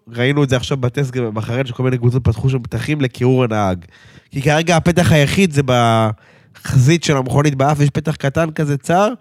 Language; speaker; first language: Hebrew; native; Hebrew